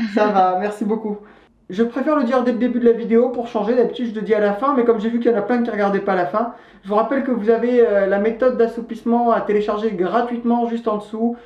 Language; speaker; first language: French; native; French